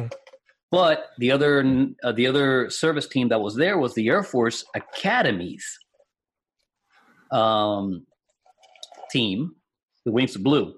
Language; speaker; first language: English; non-native, fluent; Spanish